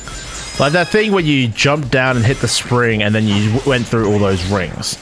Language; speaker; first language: English; native; English